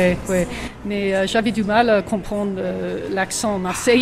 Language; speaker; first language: French; non-native, fluent; English